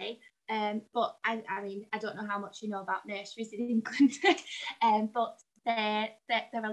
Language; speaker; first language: English; native; English